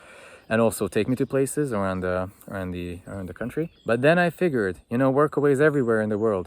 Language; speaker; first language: English; non-native, fluent; Hungarian